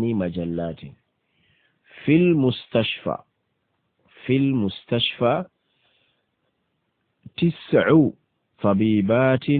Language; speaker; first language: Arabic; non-native, fluent; Fula